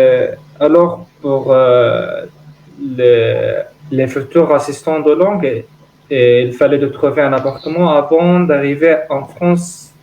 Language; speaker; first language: French; non-native, learner; Arabic